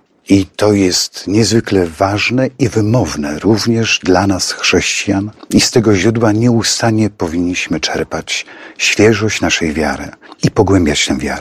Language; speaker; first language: Polish; native; Polish